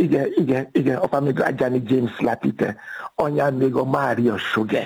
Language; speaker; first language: Hungarian; non-native, fluent; Yoruba